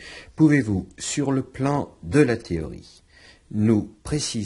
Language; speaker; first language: French; native; French